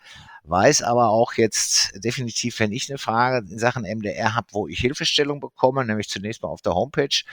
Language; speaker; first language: German; native; German